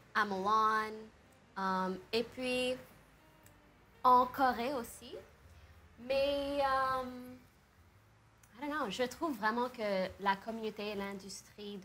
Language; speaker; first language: French; early bilingual, heritage; French